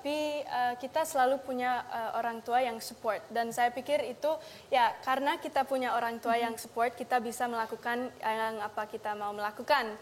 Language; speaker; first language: Indonesian; non-native, local second language; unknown